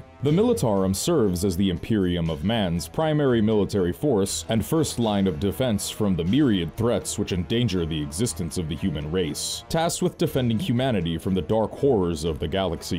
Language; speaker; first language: English; native; English